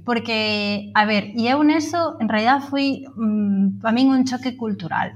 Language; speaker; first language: Galician; native; Galician